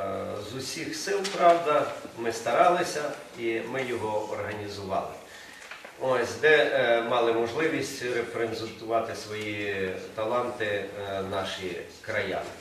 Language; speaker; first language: Ukrainian; native; Ukrainian